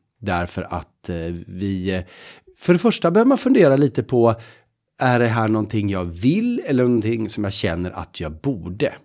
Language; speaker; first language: Swedish; native; Swedish